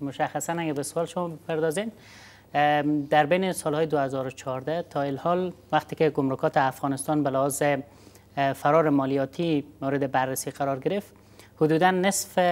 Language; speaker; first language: Persian; native; Persian